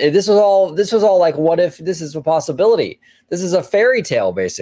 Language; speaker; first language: English; native; English